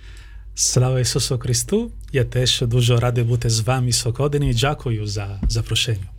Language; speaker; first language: Ukrainian; non-native, learner; Italian